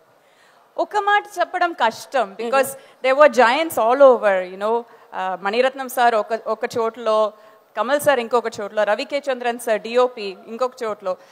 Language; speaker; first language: Telugu; non-native, fluent; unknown